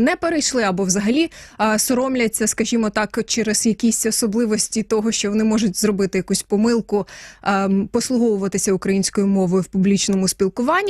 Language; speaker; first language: Ukrainian; native; Ukrainian